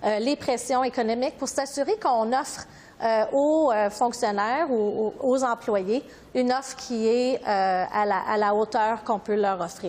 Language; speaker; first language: French; native; French